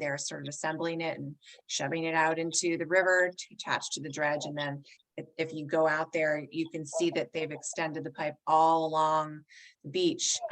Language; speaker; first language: English; native; English